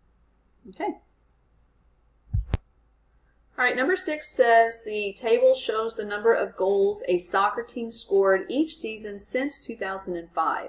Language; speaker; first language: English; native; English